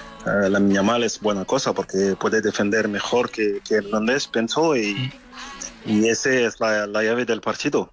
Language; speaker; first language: Spanish; non-native, fluent; French